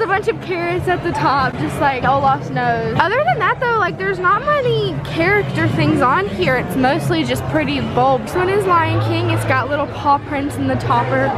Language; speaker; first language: English; native; English